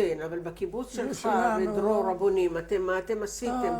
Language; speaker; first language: Hebrew; native; Hebrew